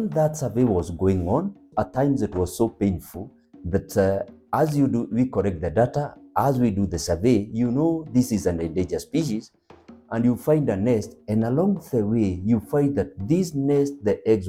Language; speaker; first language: English; non-native, local second language; Kikuyu